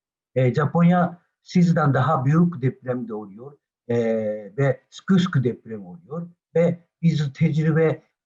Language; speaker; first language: Turkish; non-native, learner; Japanese